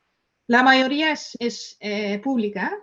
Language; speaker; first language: Spanish; non-native, fluent; Dutch